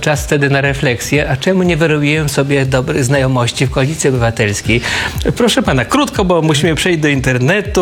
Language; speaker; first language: Polish; native; Polish